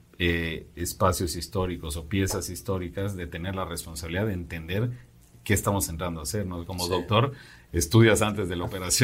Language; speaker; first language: Spanish; native; Spanish